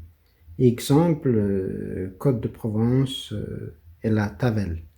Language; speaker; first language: Danish; non-native, fluent; French